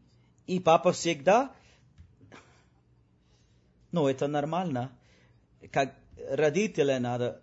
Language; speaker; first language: Russian; non-native, learner; Spanish